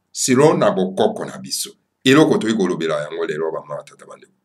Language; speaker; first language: French; non-native, local second language; Lingala